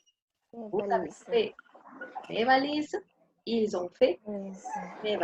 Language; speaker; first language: French; non-native, fluent; Spanish